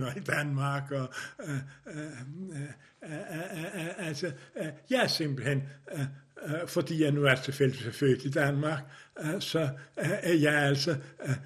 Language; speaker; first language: Danish; native; Danish